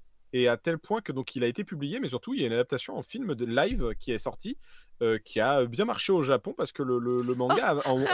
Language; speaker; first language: French; native; French